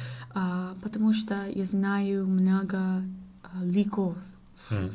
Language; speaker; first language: Russian; non-native, learner; English